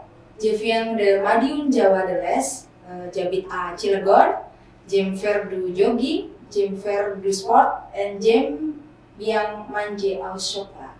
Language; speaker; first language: French; non-native, learner; Indonesian